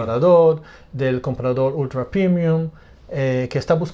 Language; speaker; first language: Spanish; non-native, fluent; English